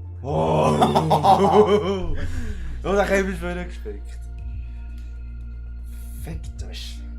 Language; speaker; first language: German; native; German